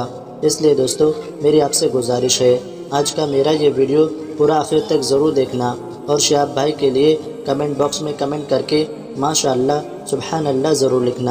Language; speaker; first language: Hindi; native; Hindi